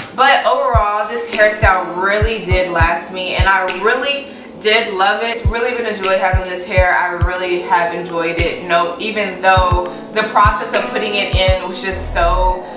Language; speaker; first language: English; native; English